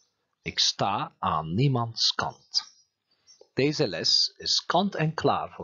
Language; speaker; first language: Dutch; non-native, fluent; Turkish